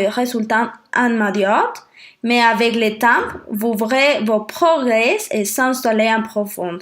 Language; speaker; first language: French; non-native, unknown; Spanish